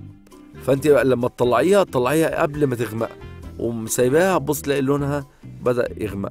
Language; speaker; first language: Arabic; native; Arabic